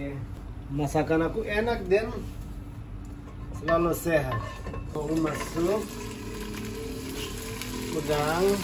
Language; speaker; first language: Indonesian; non-native, learner; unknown